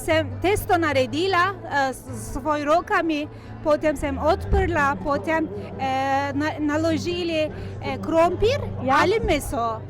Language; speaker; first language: Slovenian; non-native, learner; Turkish